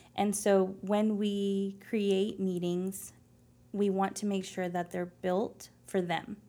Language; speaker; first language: English; early bilingual, other home language; Spanish